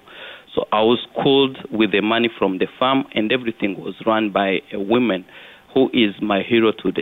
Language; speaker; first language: English; non-native, local second language; Kinyarwanda